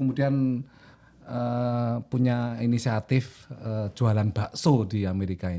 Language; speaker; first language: Indonesian; native; Indonesian